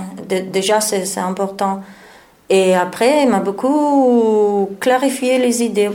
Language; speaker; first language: French; non-native, learner; Italian